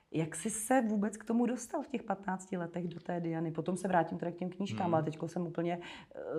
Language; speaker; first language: Czech; native; Czech